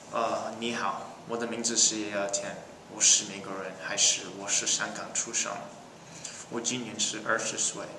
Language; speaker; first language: Chinese; non-native, learner; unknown